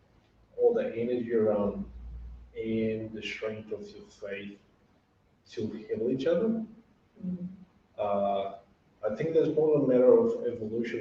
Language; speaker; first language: English; non-native, fluent; Portuguese